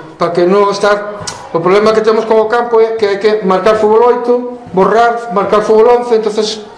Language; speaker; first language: Galician; native; Galician